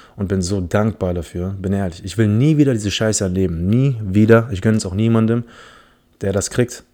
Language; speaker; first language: German; early bilingual, other home language; English